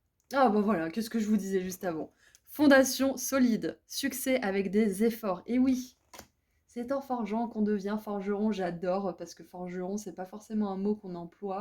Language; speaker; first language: French; native; French